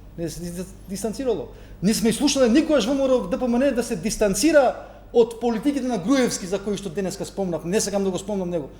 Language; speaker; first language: Macedonian; non-native, local second language; Albanian